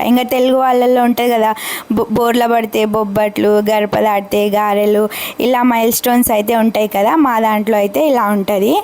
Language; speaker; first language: Telugu; non-native, local second language; Lambadi